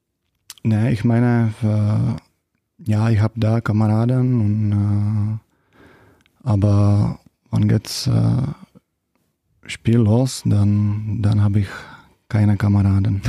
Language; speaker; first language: German; non-native, learner; Czech